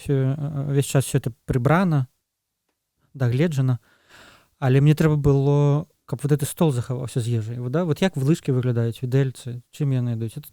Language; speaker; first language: Belarusian; non-native, local second language; Russian